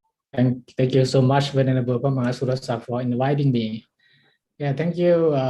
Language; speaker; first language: English; non-native, learner; Thai